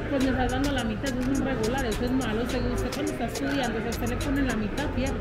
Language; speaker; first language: Spanish; native; Spanish